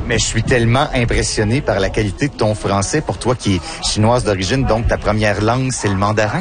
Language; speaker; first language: French; native; French